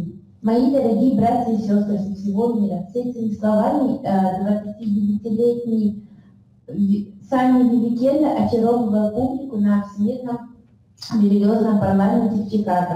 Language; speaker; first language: Russian; native; Russian